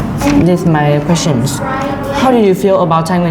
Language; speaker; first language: English; non-native, learner; Vietnamese